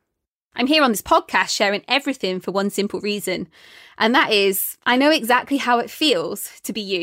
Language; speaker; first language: English; native; English